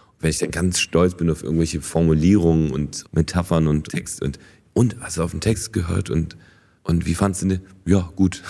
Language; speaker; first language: German; early bilingual, other home language; Polish